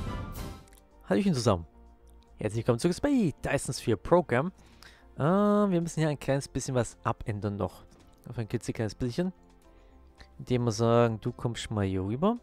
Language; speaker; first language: German; native; German